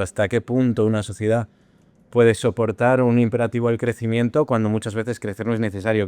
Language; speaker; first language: Spanish; native; Spanish